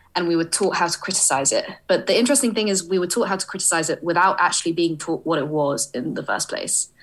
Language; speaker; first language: English; early bilingual, other home language; Hindi